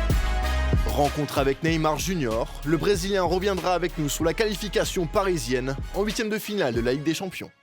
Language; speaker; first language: French; native; French